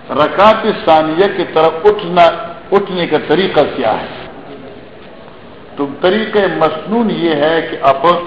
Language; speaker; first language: Urdu; non-native, local second language; Northern Hindko